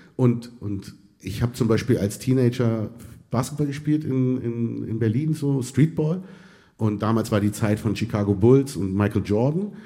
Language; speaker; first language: German; early bilingual, other home language; Arabic